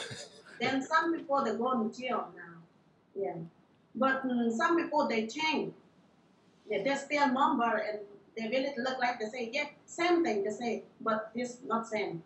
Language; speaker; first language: English; non-native, learner; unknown